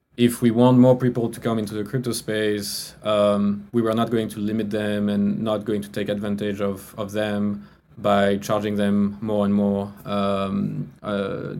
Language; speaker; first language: English; non-native, fluent; French